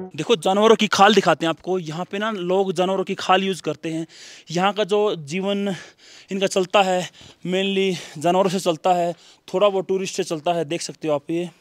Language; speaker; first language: Hindi; native; Hindi